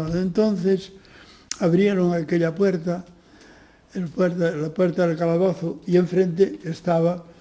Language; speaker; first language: Spanish; non-native, local second language; Galician